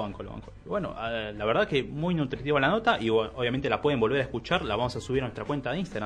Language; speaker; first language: Spanish; native; Spanish